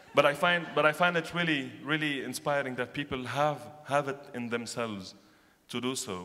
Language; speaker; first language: English; non-native, fluent; Arabic